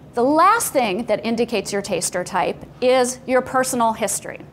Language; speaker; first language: English; native; English